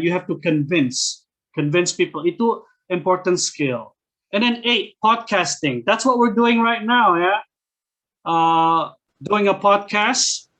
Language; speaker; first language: English; non-native, fluent; Indonesian